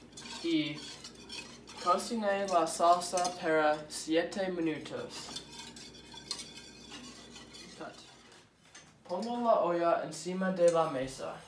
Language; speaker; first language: Spanish; non-native, learner; English